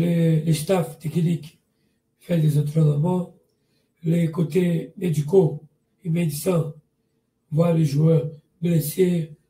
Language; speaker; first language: French; non-native, learner; Portuguese